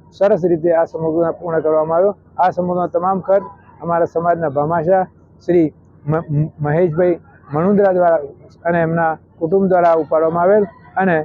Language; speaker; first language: Gujarati; native; Gujarati